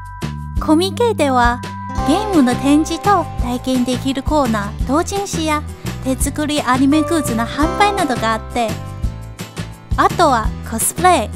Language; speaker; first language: Japanese; non-native, fluent; Chinese